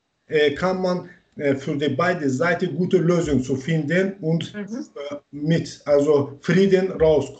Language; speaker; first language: German; non-native, learner; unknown